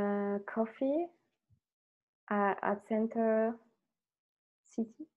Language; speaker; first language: English; non-native, learner; French